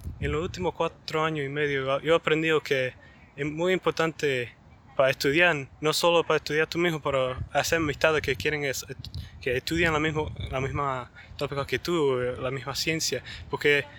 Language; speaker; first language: Spanish; early bilingual, heritage; Spanish